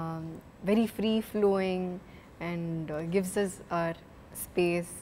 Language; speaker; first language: Telugu; non-native, fluent; Malayalam